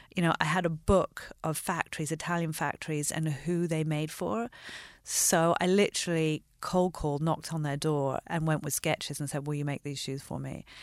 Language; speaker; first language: English; native; English